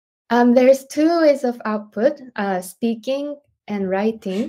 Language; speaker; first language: English; non-native, fluent; Japanese